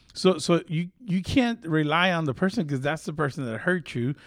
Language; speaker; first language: English; early bilingual, other home language; Spanish